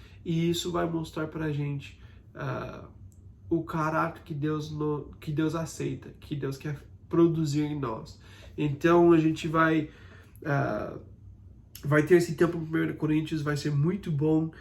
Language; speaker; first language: Portuguese; non-native, fluent; English